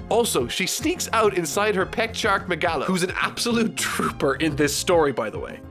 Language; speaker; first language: English; native; English